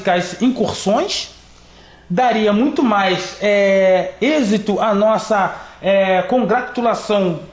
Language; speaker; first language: Portuguese; native; Portuguese